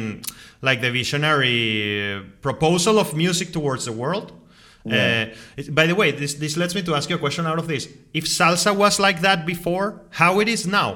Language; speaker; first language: English; non-native, fluent; Spanish